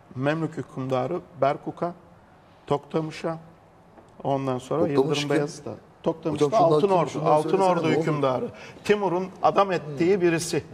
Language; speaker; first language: Turkish; native; Turkish